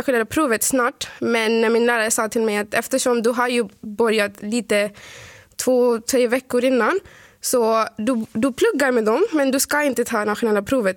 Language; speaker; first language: Swedish; non-native, fluent; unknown